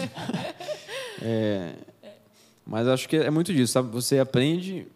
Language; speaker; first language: Portuguese; native; Portuguese